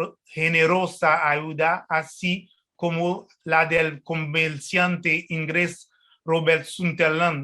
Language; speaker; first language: Spanish; non-native, fluent; French